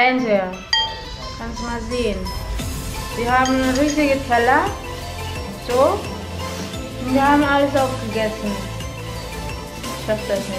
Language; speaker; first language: German; non-native, learner; Filipino